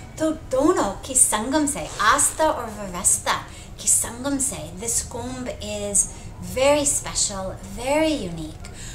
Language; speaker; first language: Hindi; non-native, fluent; English